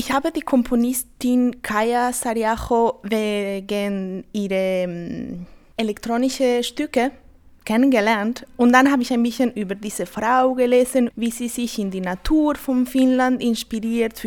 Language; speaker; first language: German; non-native, fluent; Spanish